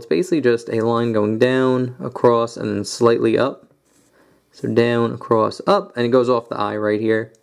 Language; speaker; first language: English; native; English